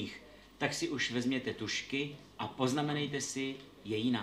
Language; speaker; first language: Czech; native; Czech